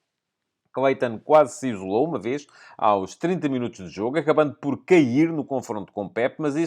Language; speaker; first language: Portuguese; native; Portuguese